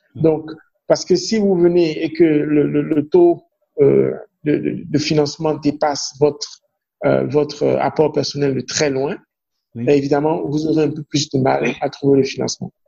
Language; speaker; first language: French; non-native, local second language; Fon